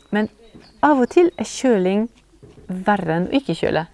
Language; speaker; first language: Norwegian; non-native, fluent; French